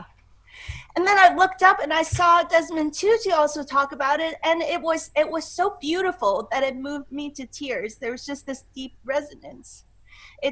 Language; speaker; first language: English; non-native, local second language; Cantonese